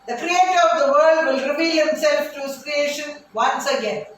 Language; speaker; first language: English; non-native, local second language; Tamil